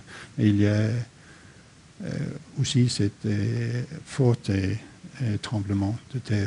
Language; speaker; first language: French; non-native, fluent; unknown